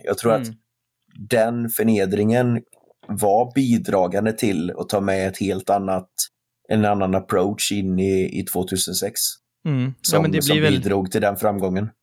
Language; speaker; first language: Swedish; native; Swedish